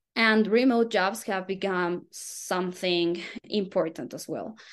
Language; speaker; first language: English; non-native, fluent; Spanish